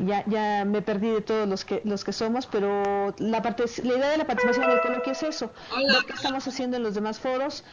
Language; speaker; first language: Spanish; native; Spanish